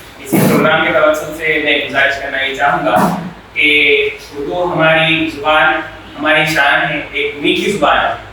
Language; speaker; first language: Urdu; native; Urdu